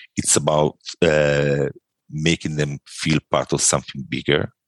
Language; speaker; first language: English; non-native, fluent; Italian